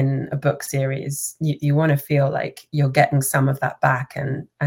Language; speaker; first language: English; native; English